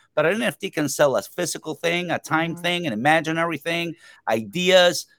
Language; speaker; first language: English; non-native, fluent; Spanish